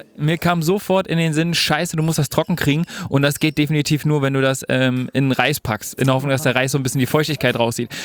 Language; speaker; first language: German; native; German